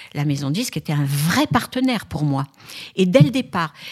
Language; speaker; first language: French; native; French